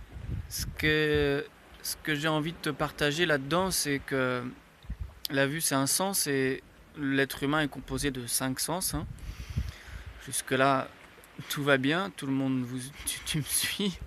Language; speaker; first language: French; native; French